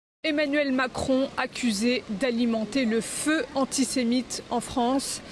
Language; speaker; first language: French; native; French